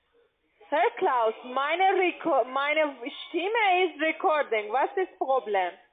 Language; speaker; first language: German; non-native, learner; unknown